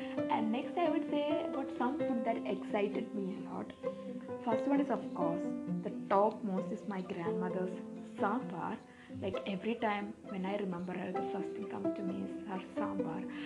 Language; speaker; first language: English; non-native, local second language; Malayalam